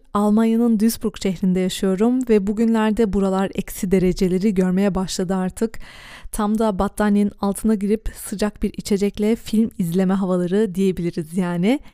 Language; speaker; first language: Turkish; early bilingual, heritage; Turkish